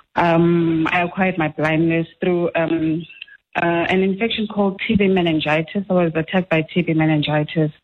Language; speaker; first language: English; non-native, local second language; Xhosa